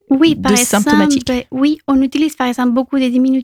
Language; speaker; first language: French; non-native, fluent; Spanish